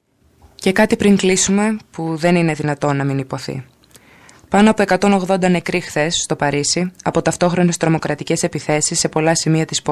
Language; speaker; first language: Greek; native; Greek